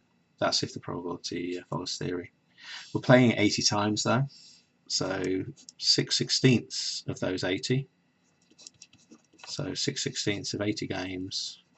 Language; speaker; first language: English; native; English